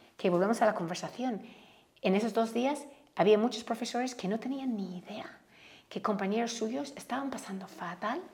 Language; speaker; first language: Spanish; non-native, fluent; English